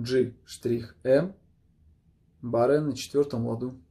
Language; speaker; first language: Russian; native; Russian